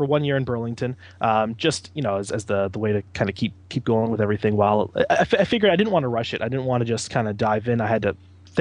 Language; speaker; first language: English; native; English